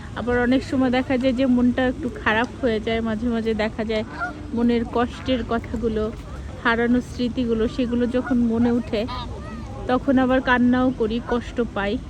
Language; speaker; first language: Bangla; native; Bangla